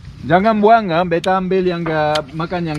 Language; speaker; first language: Indonesian; non-native, learner; French